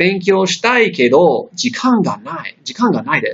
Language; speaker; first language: Japanese; non-native, fluent; English